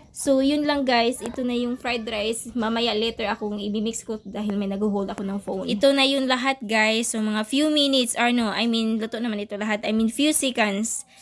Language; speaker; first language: Filipino; non-native, local second language; Cebuano